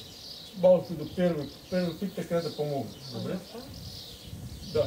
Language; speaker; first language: Bulgarian; non-native, learner; Russian